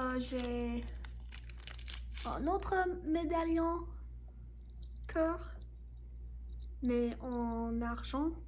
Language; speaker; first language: French; non-native, learner; English